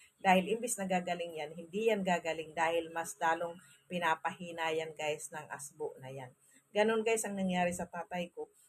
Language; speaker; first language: Filipino; non-native, local second language; Masbatenyo